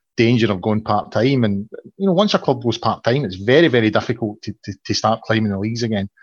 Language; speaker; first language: English; native; English